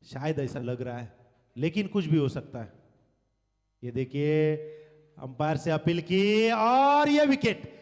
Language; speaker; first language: Hindi; non-native, local second language; Marathi